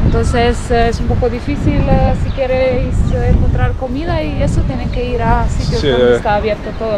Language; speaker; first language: Spanish; non-native, fluent; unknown